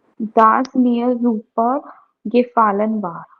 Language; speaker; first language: German; non-native, learner; Hindi